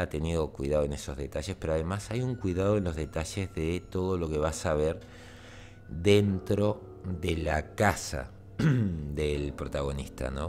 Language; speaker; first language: Spanish; native; Spanish